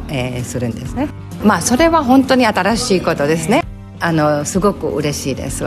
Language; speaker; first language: Japanese; non-native, fluent; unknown